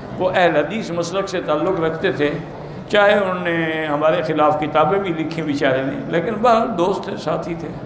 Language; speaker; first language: Urdu; native; Urdu